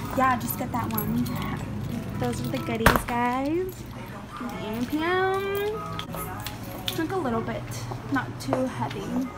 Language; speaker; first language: English; early bilingual, other home language; Spanish